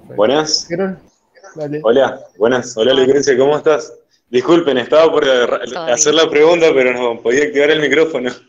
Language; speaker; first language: Spanish; native; Spanish